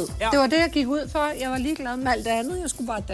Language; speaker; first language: Danish; native; Danish